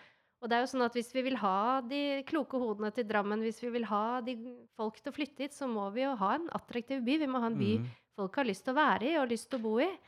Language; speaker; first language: Norwegian; native; Norwegian